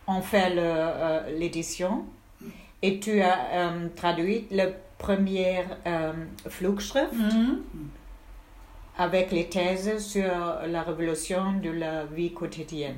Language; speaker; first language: French; non-native, fluent; German